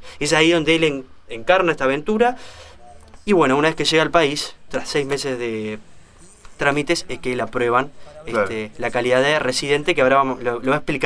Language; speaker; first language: Spanish; native; Spanish